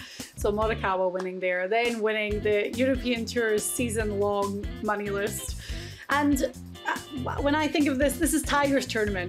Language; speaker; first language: English; native; English